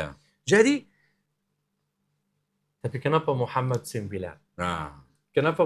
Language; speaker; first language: Indonesian; non-native, learner; Arabic